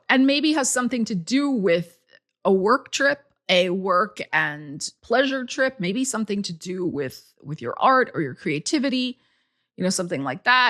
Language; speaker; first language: English; native; English